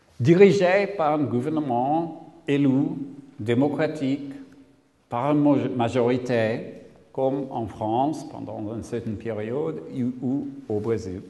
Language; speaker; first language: French; non-native, learner; English